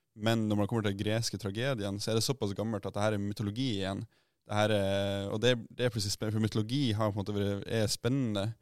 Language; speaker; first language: Norwegian; native; Norwegian